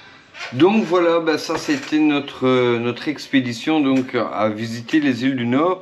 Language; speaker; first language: French; native; French